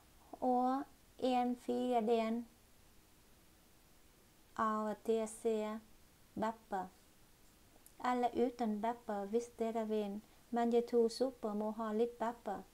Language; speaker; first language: Norwegian; non-native, learner; Vietnamese